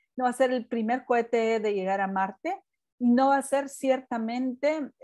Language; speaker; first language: Spanish; native; Spanish